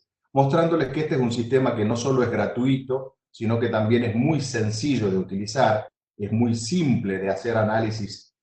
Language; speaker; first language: Spanish; native; Spanish